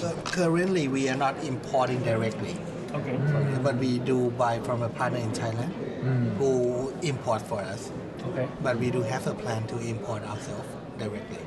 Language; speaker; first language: English; non-native, fluent; Thai